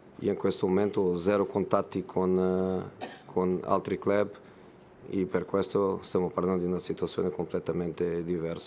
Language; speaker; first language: Italian; non-native, fluent; Portuguese